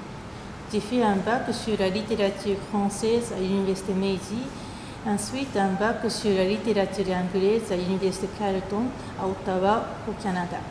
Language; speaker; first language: French; non-native, fluent; Japanese